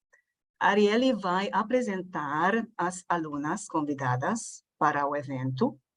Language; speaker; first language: Portuguese; non-native, fluent; Hungarian